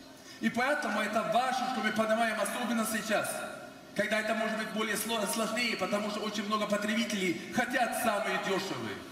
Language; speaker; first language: Russian; non-native, fluent; Swedish